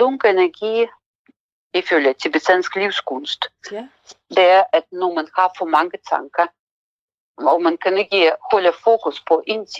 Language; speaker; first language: Danish; non-native, fluent; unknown